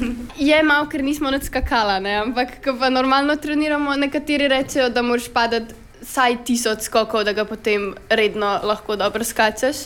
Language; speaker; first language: Slovenian; native; Slovenian